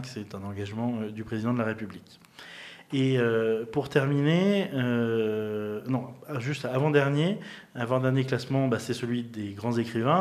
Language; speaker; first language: French; native; French